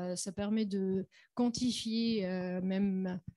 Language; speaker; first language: French; non-native, local second language; Arabic